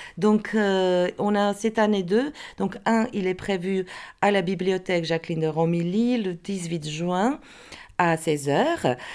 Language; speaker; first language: French; non-native, fluent; Croatian